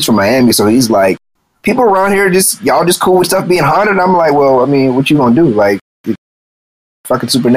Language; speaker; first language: English; native; English